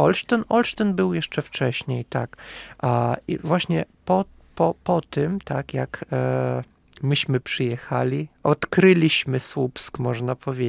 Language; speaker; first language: Polish; non-native, fluent; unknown